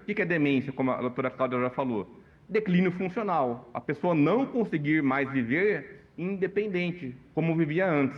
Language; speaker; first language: Portuguese; native; Portuguese